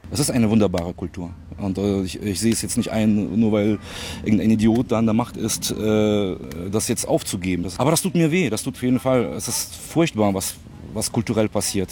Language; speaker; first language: German; early bilingual, other home language; Russian